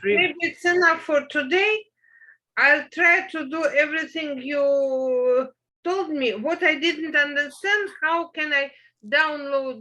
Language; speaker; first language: English; non-native, learner; Russian